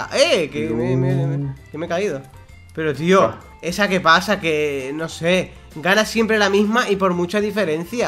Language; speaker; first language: Spanish; native; Spanish